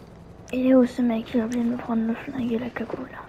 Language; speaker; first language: French; native; French